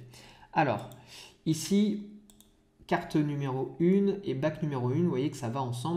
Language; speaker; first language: French; native; French